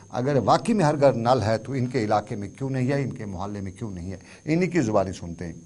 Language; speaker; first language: Urdu; non-native, local second language; Kashmiri